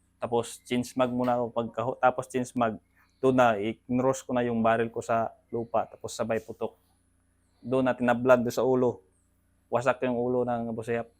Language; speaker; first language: Filipino; non-native, local second language; Cebuano